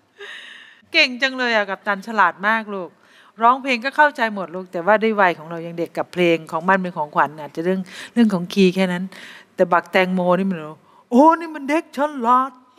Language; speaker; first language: Thai; native; Thai